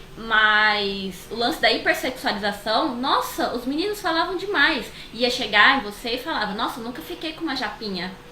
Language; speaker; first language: Portuguese; native; Portuguese